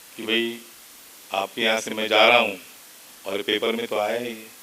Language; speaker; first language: Hindi; non-native, local second language; Marathi